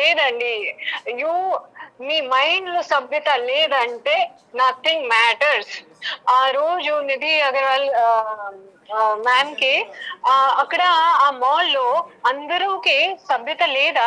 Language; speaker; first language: Telugu; non-native, learner; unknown